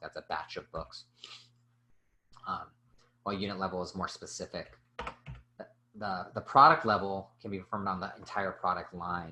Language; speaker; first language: English; native; English